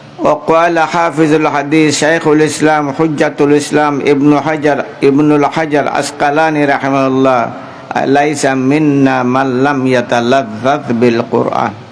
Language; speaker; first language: Arabic; non-native, fluent; Bangla